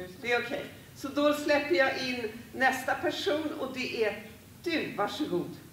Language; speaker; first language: Swedish; native; Swedish